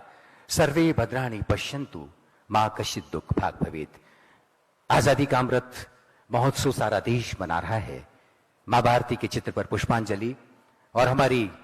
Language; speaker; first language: Hindi; native; Hindi